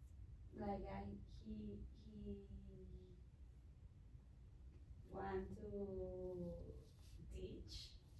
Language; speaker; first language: English; non-native, learner; Spanish